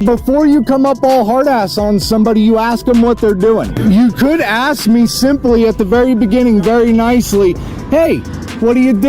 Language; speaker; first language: English; native; English